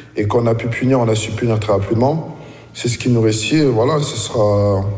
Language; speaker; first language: French; native; French